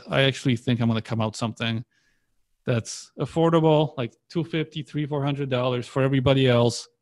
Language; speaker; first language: English; early bilingual, other home language; Polish